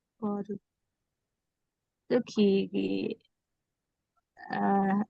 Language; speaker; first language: Korean; non-native, learner; Burmese